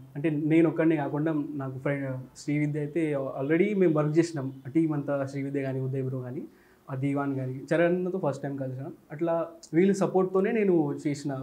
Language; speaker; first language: Telugu; non-native, fluent; Marathi